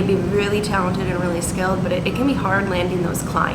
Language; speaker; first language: English; native; English